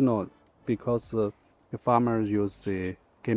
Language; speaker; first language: English; non-native, learner; Chinese